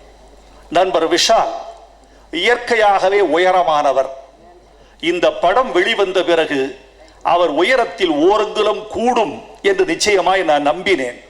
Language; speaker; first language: Tamil; native; Tamil